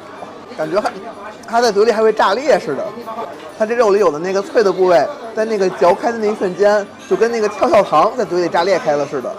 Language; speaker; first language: Chinese; native; Chinese